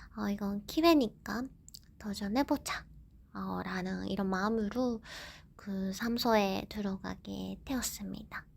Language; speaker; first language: Korean; non-native, fluent; Japanese